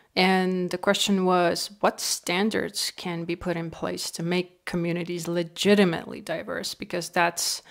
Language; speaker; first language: English; non-native, fluent; Estonian